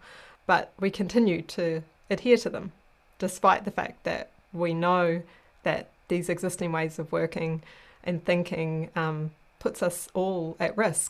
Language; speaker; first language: English; native; English